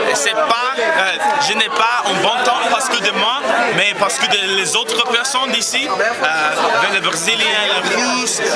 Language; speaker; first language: French; non-native, learner; English